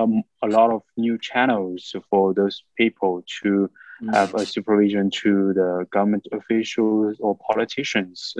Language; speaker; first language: English; non-native, fluent; Chinese